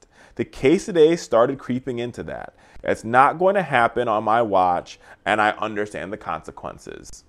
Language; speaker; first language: English; native; English